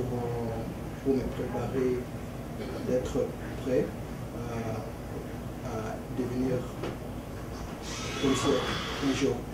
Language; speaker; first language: French; early bilingual, other home language; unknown